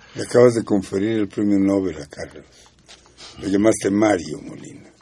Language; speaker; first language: Spanish; native; Spanish